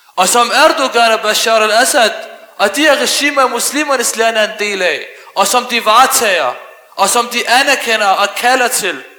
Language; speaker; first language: Danish; early bilingual, other home language; Arabic